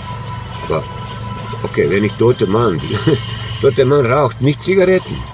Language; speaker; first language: German; non-native, learner; Croatian